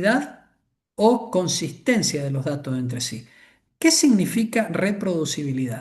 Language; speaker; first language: Spanish; native; Spanish